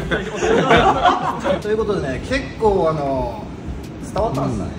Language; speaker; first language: Japanese; native; Japanese